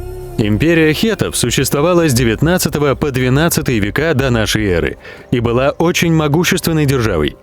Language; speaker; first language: Russian; native; Russian